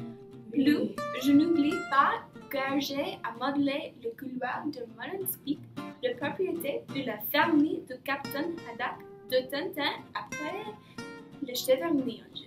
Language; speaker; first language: French; non-native, learner; English